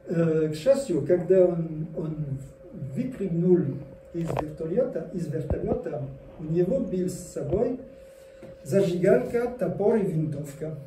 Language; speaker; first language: Russian; non-native, learner; French